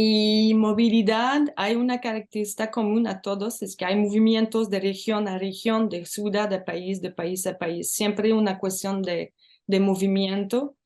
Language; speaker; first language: Spanish; non-native, learner; French